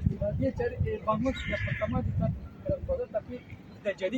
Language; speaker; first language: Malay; non-native, fluent; Turkish